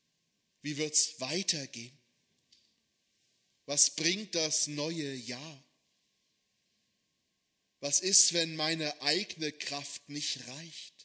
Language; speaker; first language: German; native; German